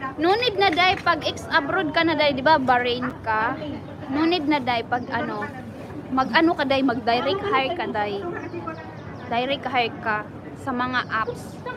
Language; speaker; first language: Filipino; non-native, local second language; Cebuano